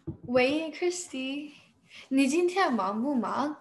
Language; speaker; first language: Chinese; non-native, learner; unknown